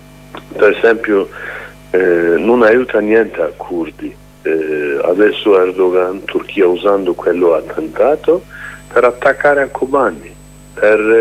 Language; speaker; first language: Italian; non-native, learner; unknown